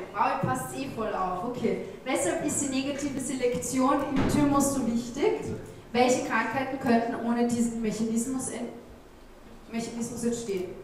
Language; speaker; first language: German; native; German